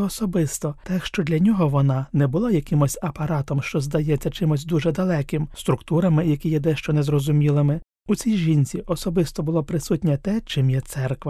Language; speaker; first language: Ukrainian; native; Ukrainian